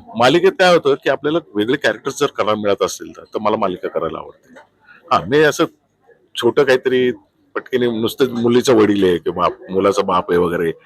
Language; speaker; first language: Marathi; native; Marathi